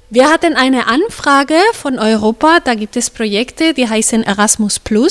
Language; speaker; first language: German; non-native, fluent; Spanish